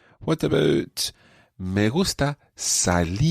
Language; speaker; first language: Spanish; non-native, fluent; English